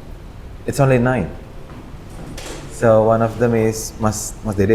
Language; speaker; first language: English; non-native, fluent; Indonesian